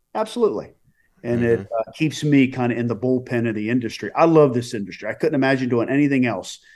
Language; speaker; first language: English; native; English